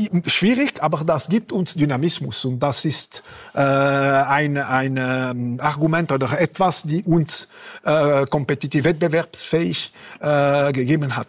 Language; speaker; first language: German; non-native, local second language; French